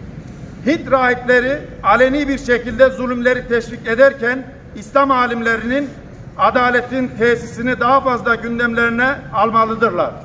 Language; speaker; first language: Turkish; native; Turkish